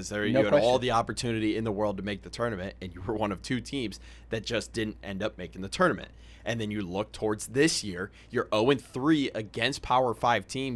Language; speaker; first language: English; native; English